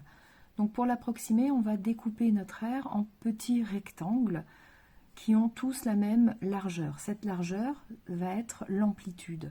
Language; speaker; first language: French; native; French